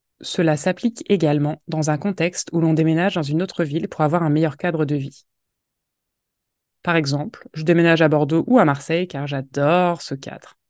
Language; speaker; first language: French; native; French